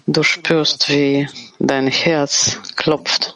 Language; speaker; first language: German; non-native, fluent; Portuguese